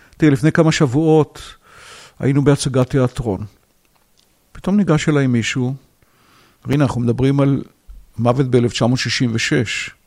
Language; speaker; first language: Hebrew; native; Hebrew